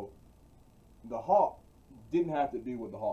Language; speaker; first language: English; native; English